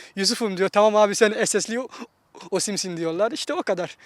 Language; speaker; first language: Turkish; non-native, fluent; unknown